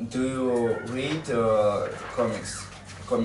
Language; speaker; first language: English; non-native, learner; Russian